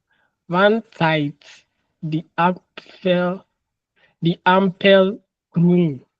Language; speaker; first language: German; non-native, learner; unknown